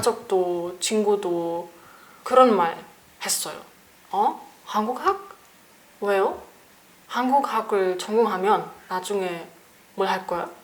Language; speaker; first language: Korean; non-native, learner; German